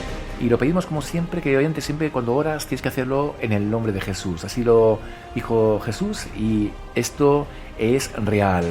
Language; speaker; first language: Spanish; native; Spanish